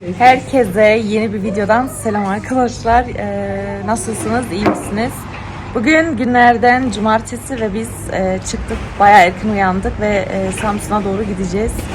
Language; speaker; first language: Turkish; early bilingual, heritage; Turkish